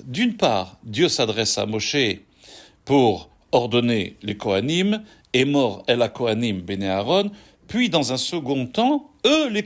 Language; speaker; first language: French; native; French